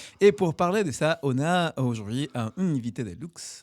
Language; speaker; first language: French; non-native, fluent; Spanish